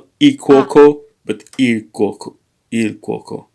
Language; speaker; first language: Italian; non-native, learner; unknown